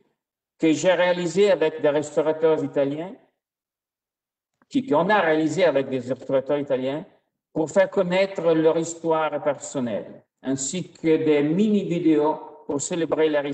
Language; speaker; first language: French; non-native, fluent; Italian